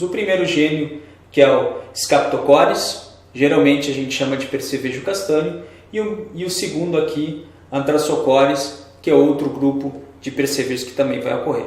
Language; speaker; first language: Portuguese; native; Portuguese